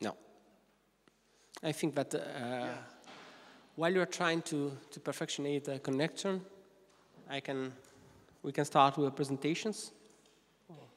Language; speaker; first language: English; non-native, fluent; Italian